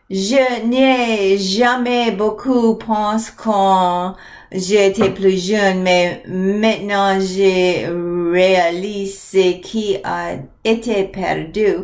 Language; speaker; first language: French; non-native, learner; English